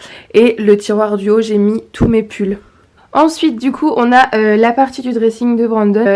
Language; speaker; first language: French; native; French